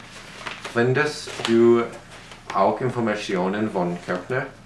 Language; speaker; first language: German; non-native, learner; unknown